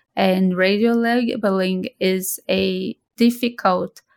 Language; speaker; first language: English; non-native, fluent; Portuguese